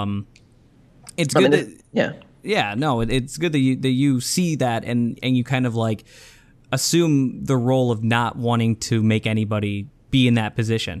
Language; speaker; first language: English; native; English